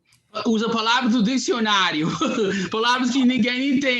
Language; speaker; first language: Portuguese; non-native, fluent; English